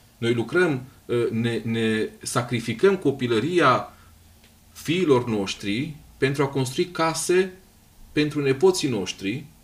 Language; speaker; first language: Romanian; native; Romanian